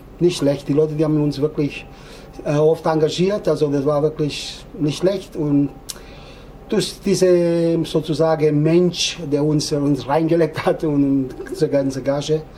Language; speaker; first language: German; non-native, fluent; Italian